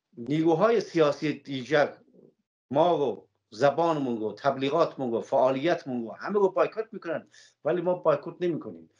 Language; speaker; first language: Persian; non-native, local second language; Azerbaijani